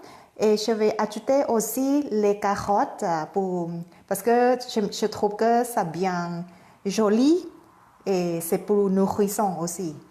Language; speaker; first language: French; non-native, fluent; Thai